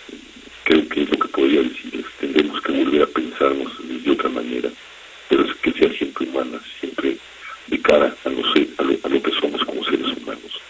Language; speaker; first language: Spanish; native; Spanish